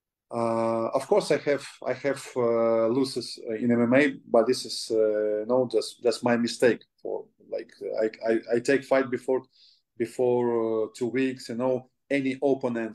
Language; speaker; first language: English; non-native, learner; Russian